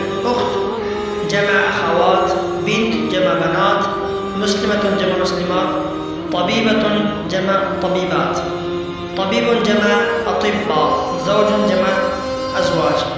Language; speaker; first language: Arabic; non-native, learner; Persian